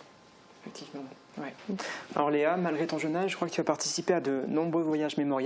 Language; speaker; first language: French; native; French